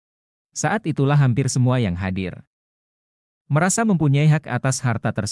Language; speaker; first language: Indonesian; native; Indonesian